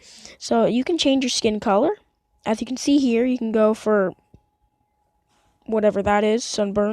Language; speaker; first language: English; native; English